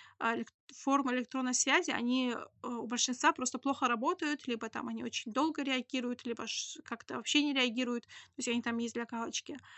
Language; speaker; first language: Russian; native; Russian